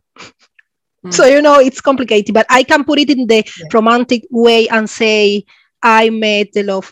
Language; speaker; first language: English; non-native, fluent; Spanish